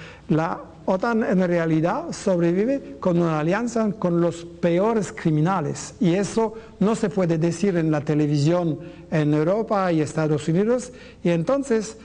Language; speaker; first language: Spanish; non-native, fluent; French